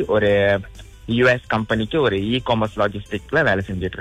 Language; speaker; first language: Tamil; early bilingual, heritage; Tamil